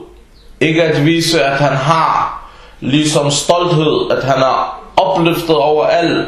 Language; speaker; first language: Danish; non-native, fluent; Arabic